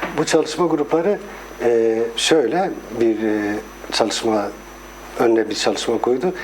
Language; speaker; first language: Turkish; non-native, local second language; Kurdish